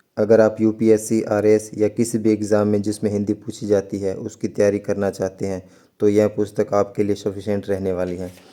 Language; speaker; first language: Hindi; native; Hindi